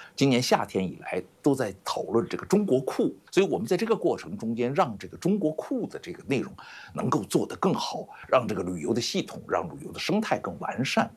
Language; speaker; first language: Chinese; native; Chinese